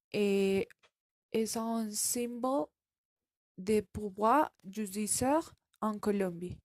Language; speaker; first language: French; non-native, learner; Spanish